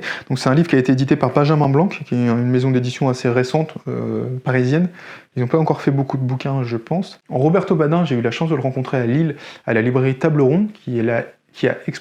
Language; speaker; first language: French; native; French